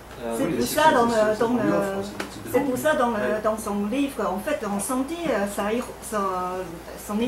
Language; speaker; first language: French; non-native, fluent; Chinese